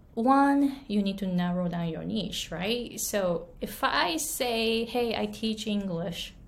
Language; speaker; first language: English; non-native, fluent; Japanese